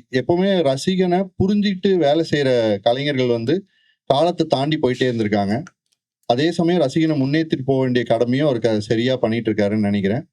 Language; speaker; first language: Tamil; native; Tamil